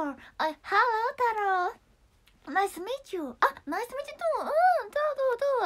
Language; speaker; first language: English; non-native, learner; Japanese